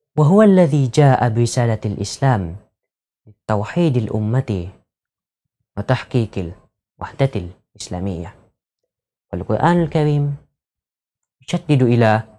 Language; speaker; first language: Arabic; non-native, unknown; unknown